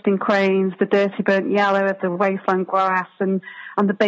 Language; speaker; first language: English; native; English